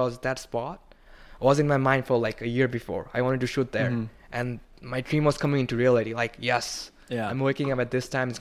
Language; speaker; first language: English; non-native, local second language; Bangla